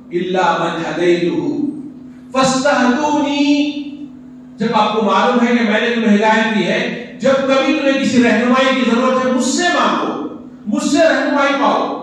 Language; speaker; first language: Urdu; native; Urdu